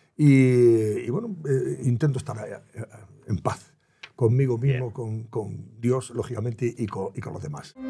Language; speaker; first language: Spanish; native; Spanish